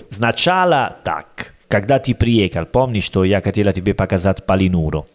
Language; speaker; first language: Russian; non-native, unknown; Italian